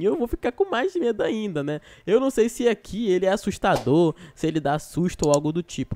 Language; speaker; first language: Portuguese; native; Portuguese